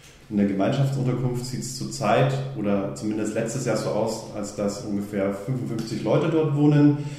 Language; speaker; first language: German; native; German